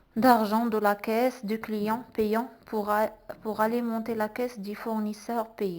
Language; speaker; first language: French; non-native, local second language; Arabic